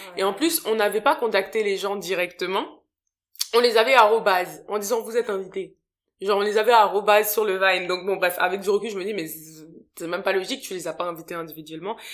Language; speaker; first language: French; native; French